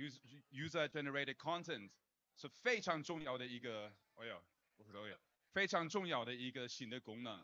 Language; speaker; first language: Chinese; non-native, fluent; English